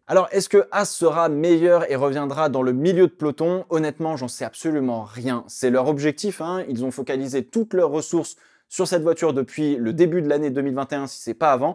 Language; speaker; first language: French; native; French